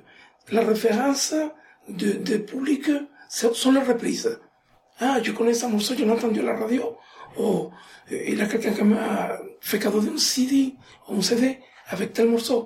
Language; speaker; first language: French; non-native, fluent; Spanish